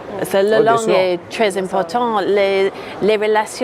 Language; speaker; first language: French; non-native, fluent; English